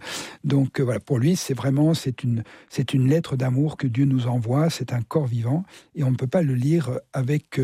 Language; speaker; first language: French; native; French